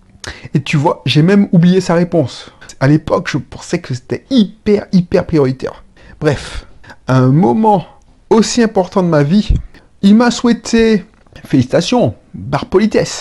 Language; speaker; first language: French; native; French